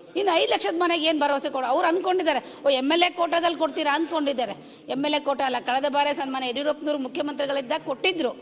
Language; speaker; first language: Kannada; native; Kannada